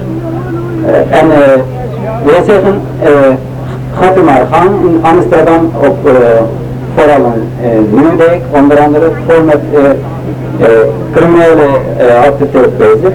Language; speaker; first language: Dutch; non-native, learner; Turkish